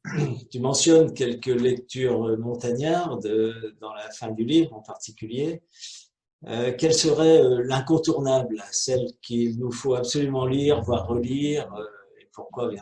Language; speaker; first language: French; native; French